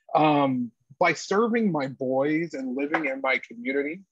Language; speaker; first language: English; native; English